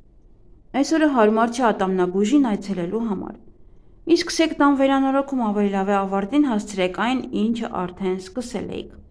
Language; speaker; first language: Armenian; native; Armenian